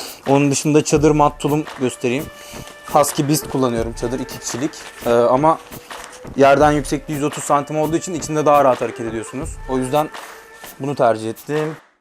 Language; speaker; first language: Turkish; native; Turkish